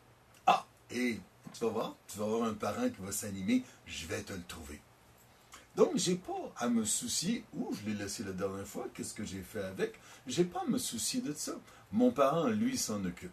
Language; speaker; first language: French; native; French